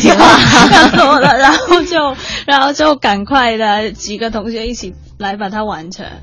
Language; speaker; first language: Chinese; non-native, local second language; Cantonese